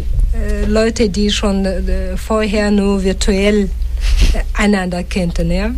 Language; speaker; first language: German; non-native, fluent; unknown